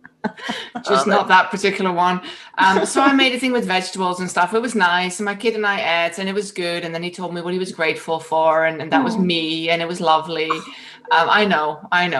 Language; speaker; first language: English; non-native, fluent; Dutch